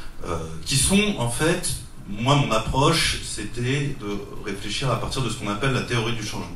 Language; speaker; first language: French; native; French